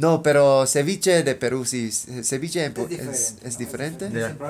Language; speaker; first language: Spanish; non-native, learner; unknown